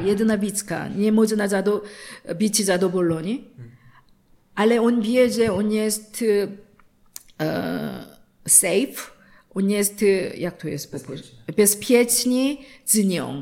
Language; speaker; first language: Polish; non-native, learner; Korean